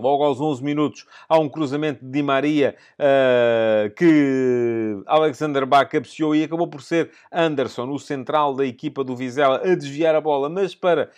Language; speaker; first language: Portuguese; native; Portuguese